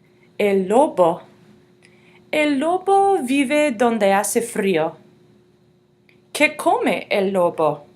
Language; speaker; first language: Spanish; non-native, fluent; English